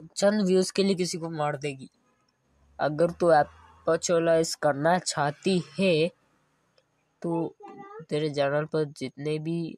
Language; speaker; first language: Hindi; native; Hindi